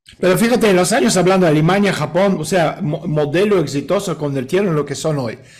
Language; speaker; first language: Spanish; non-native, fluent; Russian